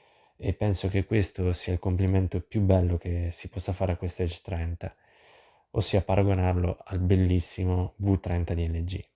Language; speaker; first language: Italian; native; Italian